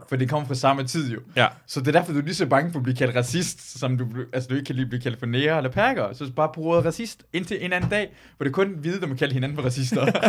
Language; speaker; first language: Danish; native; Danish